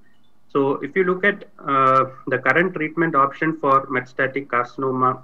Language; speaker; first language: English; non-native, local second language; Tamil